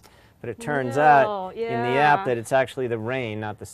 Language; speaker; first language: English; native; English